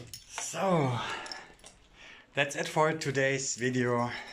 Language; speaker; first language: English; non-native, fluent; German